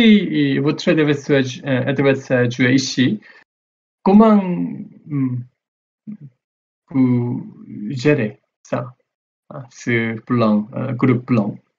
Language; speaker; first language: French; non-native, learner; Korean